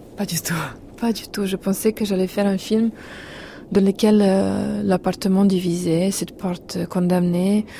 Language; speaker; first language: French; non-native, fluent; Serbian